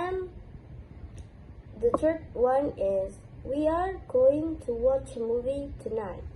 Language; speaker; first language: English; non-native, learner; Indonesian